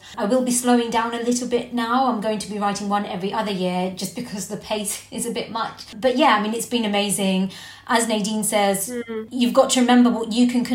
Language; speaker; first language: English; native; English